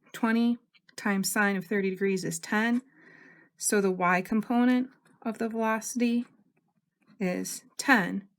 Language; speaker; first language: English; native; English